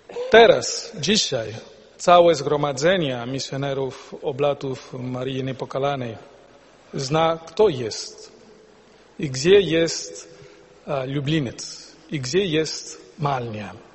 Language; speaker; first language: Polish; non-native, learner; Spanish